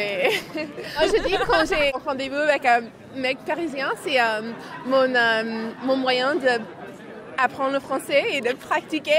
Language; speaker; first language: French; non-native, fluent; English